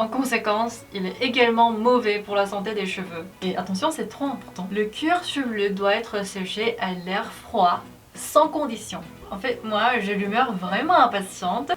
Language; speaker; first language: French; non-native, learner; Korean